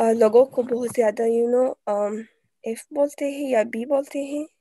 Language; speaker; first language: Hindi; early bilingual, heritage; Urdu